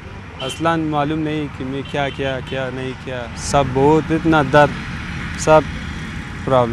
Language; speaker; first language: Hindi; non-native, learner; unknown